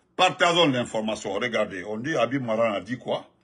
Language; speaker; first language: French; non-native, local second language; Fula